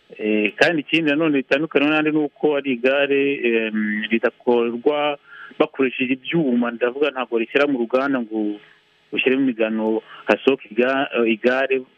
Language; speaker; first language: Kinyarwanda; early bilingual, heritage; Kinyarwanda